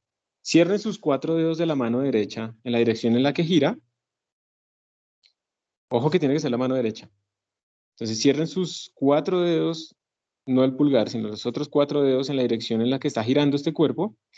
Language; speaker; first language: Spanish; native; Spanish